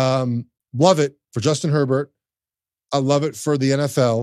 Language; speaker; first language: English; native; English